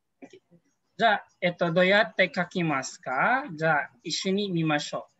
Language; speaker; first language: Japanese; non-native, fluent; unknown